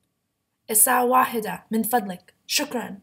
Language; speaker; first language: Arabic; non-native, learner; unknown